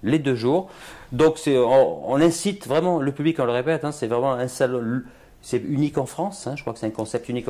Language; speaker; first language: French; native; French